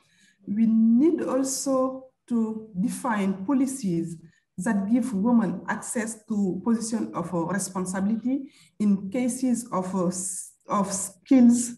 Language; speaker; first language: English; non-native, fluent; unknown